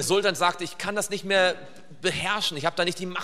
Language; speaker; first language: German; native; German